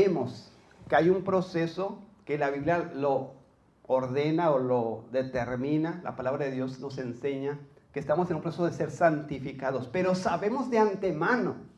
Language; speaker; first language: Spanish; native; Spanish